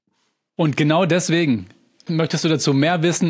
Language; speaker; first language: German; native; German